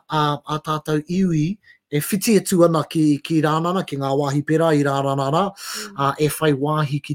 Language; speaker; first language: Māori; non-native, local second language; English